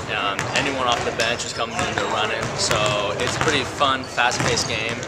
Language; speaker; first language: English; native; English